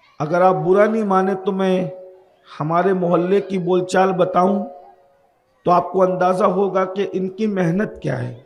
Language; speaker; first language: Urdu; native; Urdu